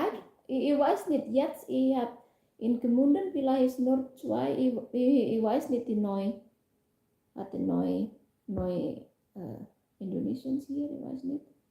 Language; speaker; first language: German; non-native, learner; Indonesian